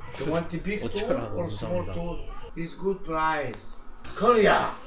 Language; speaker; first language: English; non-native, learner; Arabic